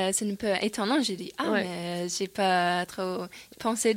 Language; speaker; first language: French; non-native, fluent; English